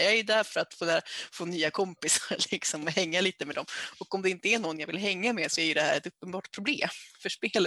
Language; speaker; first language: Swedish; native; Swedish